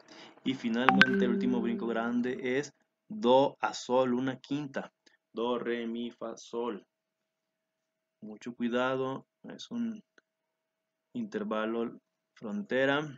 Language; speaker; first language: Spanish; native; Spanish